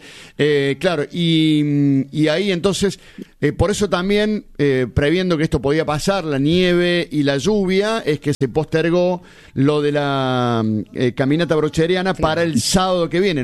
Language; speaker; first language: Spanish; native; Spanish